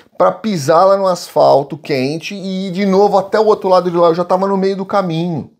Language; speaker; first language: Portuguese; native; Portuguese